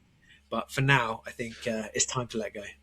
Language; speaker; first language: English; native; English